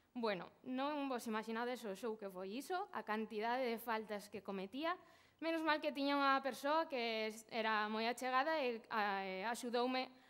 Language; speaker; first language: Galician; non-native, local second language; Spanish